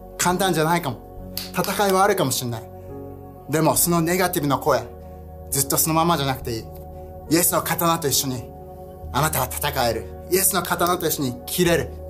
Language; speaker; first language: Japanese; early bilingual, heritage; Japanese